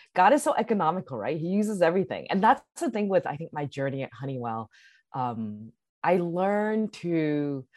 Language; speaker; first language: English; early bilingual, other home language; Cantonese